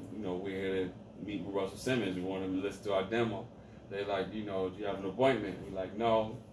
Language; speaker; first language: English; native; English